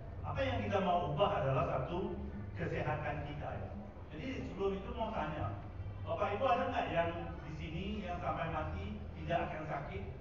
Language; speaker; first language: Indonesian; non-native, fluent; Tamil